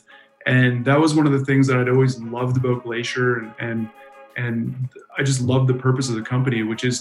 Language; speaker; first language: English; native; English